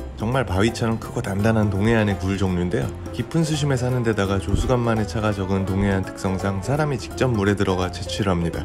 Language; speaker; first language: Korean; native; Korean